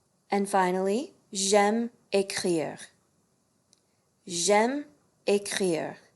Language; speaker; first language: French; non-native, fluent; English